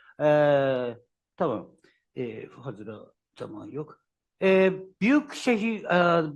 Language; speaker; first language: Turkish; non-native, learner; Japanese